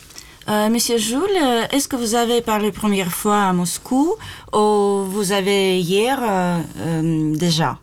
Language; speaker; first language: French; non-native, learner; Russian